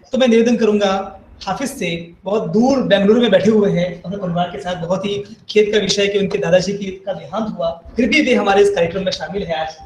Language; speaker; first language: Hindi; native; Hindi